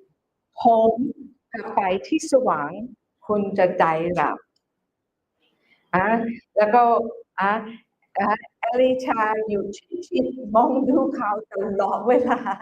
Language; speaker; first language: Thai; non-native, fluent; English